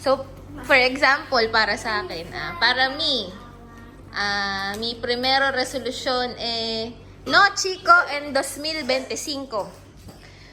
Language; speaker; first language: Spanish; non-native, learner; Filipino